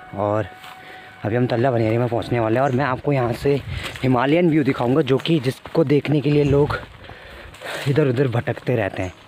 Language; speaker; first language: Hindi; non-native, local second language; Garhwali